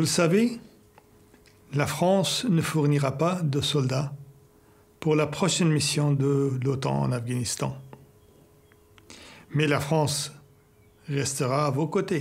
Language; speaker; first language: French; non-native, fluent; Persian